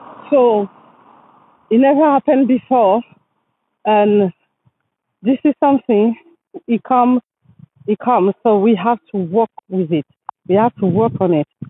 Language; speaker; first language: English; non-native, fluent; French